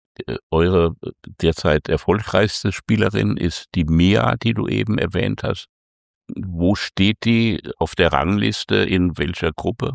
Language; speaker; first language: German; native; German